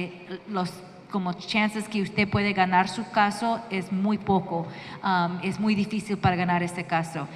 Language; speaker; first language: Spanish; early bilingual, heritage; Spanish